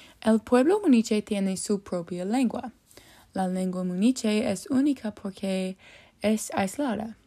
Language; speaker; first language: Spanish; non-native, learner; English